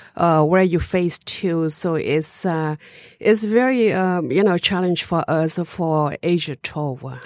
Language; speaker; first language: English; non-native, learner; Hmong